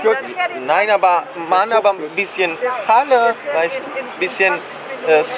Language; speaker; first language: German; non-native, learner; Macedonian